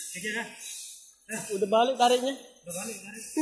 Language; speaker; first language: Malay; non-native, local second language; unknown